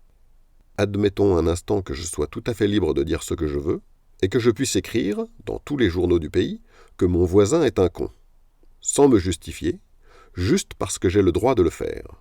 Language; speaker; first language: French; native; French